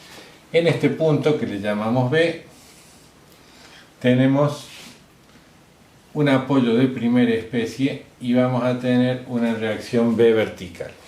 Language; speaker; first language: Spanish; native; Spanish